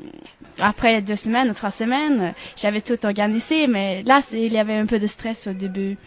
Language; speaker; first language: French; non-native, fluent; Swedish